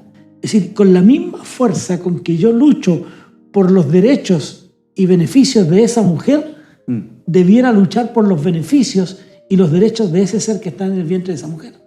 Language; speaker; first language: Spanish; native; Spanish